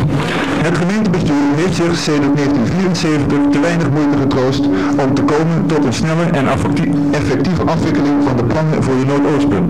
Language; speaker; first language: Dutch; native; Dutch